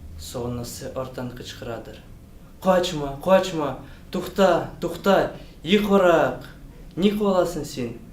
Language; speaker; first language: Tatar; non-native, learner; Russian